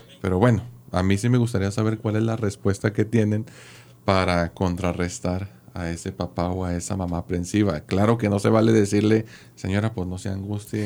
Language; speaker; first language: Spanish; native; Spanish